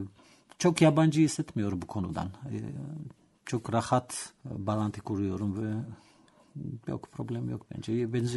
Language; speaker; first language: Turkish; non-native, learner; Georgian